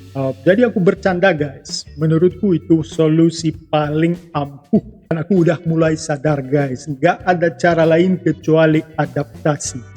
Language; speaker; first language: Indonesian; non-native, fluent; Russian